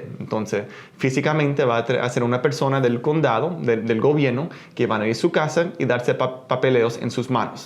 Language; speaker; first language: Spanish; early bilingual, heritage; Spanish